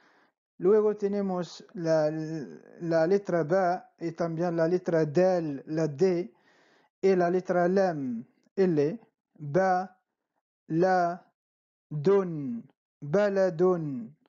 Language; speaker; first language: Spanish; non-native, fluent; Arabic